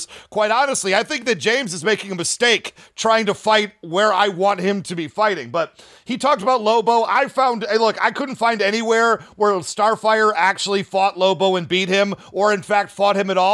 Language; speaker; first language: English; native; English